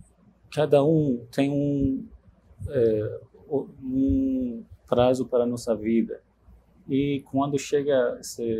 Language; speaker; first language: Portuguese; non-native, learner; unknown